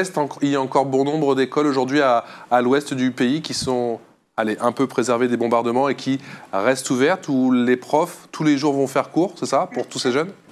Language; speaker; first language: French; native; French